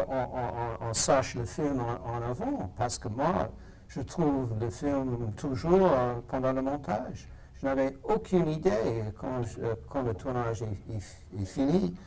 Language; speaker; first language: French; non-native, fluent; English